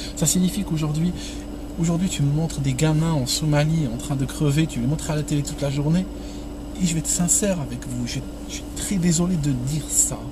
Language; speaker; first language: French; non-native, local second language; Arabic